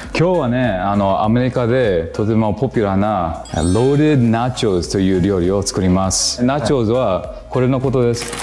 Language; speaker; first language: Japanese; non-native, fluent; English